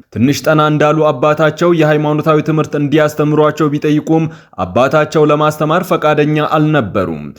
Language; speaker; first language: Amharic; native; Amharic